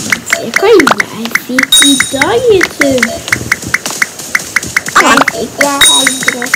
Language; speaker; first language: Norwegian; non-native, learner; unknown